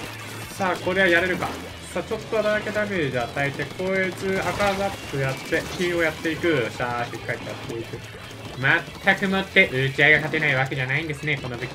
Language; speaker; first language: Japanese; native; Japanese